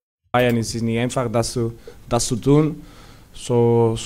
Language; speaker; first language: German; non-native, learner; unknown